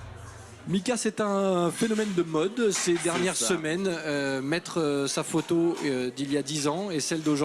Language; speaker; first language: French; native; French